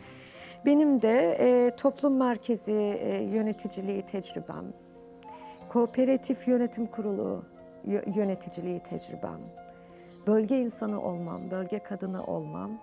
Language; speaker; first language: Turkish; native; Turkish